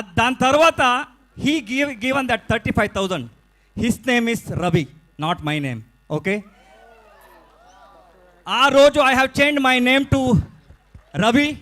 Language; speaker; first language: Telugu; non-native, learner; Kannada